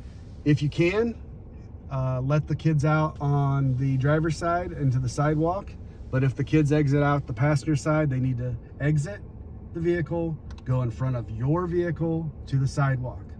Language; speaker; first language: English; native; English